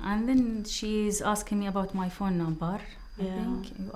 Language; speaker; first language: English; non-native, learner; Arabic